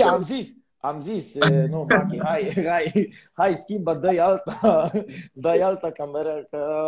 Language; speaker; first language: Romanian; non-native, learner; Polish